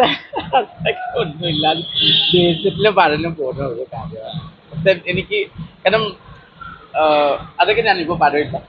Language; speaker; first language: Malayalam; non-native, learner; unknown